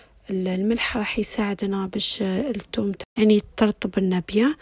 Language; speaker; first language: Arabic; native; Arabic